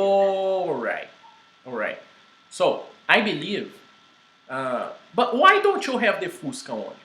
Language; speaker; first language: English; non-native, fluent; Portuguese